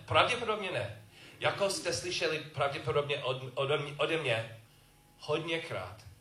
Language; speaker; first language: Czech; non-native, learner; English